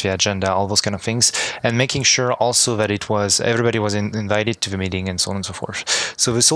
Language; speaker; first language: English; non-native, fluent; French